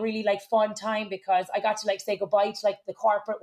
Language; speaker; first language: English; native; English